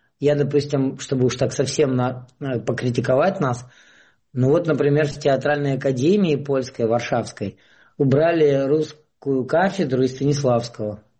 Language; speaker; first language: Russian; native; Russian